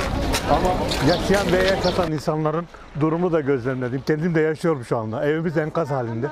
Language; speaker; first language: Turkish; native; Turkish